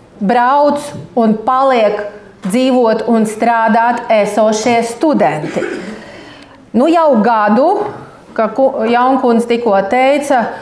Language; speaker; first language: Latvian; non-native, local second language; Russian